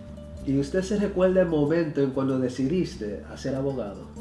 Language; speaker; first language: Spanish; early bilingual, heritage; Spanish